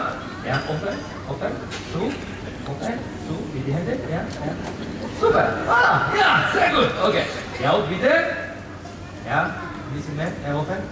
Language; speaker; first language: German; non-native, learner; French